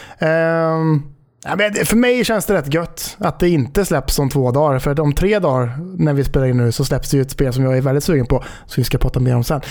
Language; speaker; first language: Swedish; native; Swedish